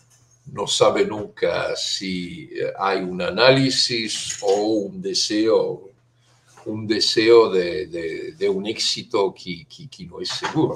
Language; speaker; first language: Spanish; non-native, fluent; Italian